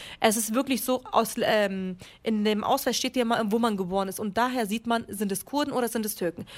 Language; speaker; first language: German; early bilingual, other home language; Kurdish